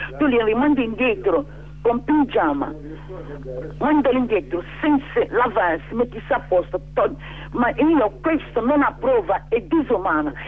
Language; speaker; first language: Italian; non-native, learner; Igbo